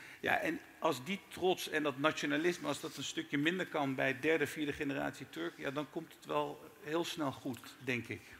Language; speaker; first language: Dutch; early bilingual, other home language; Turkish